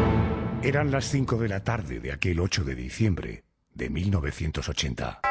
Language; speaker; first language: Spanish; native; Spanish